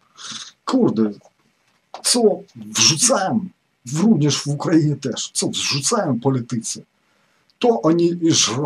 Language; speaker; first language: Polish; non-native, fluent; Ukrainian